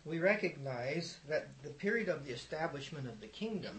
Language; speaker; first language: English; native; English